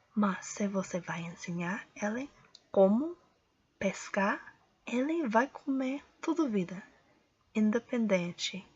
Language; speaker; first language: Portuguese; non-native, learner; English